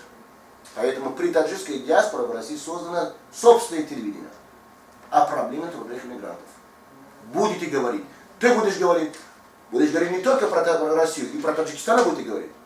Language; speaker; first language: Russian; non-native, fluent; Tajik